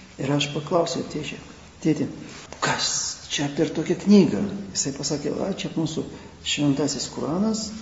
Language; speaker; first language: Lithuanian; non-native, local second language; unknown